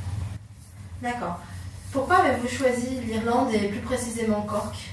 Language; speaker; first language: French; native; French